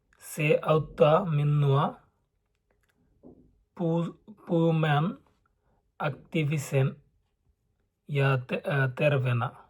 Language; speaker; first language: Finnish; non-native, learner; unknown